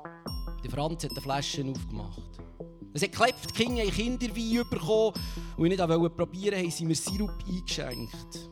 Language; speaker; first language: German; native; German